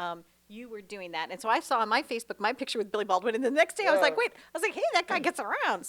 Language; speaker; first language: English; native; English